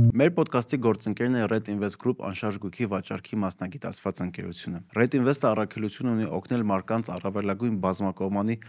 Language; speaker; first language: Armenian; native; Armenian